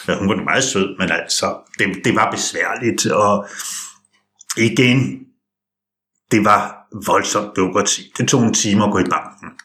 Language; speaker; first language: Danish; native; Danish